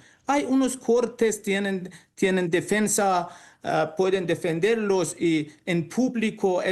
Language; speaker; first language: Spanish; non-native, learner; Persian